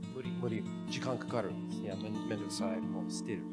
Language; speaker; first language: Japanese; non-native, learner; English